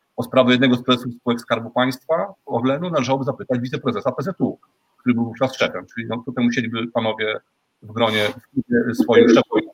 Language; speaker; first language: Polish; native; Polish